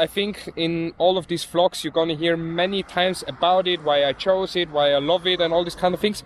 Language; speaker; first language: English; non-native, fluent; German